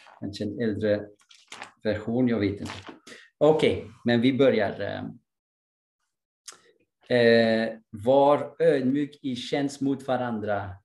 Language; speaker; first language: Swedish; non-native, fluent; English